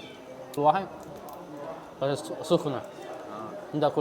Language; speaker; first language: Arabic; non-native, fluent; Chinese